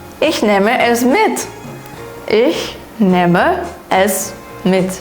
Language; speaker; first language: German; non-native, fluent; Ukrainian